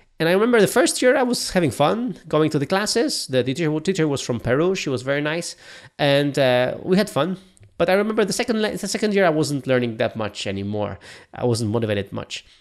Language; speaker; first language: English; non-native, fluent; Polish